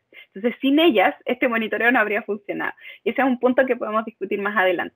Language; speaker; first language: Spanish; native; Spanish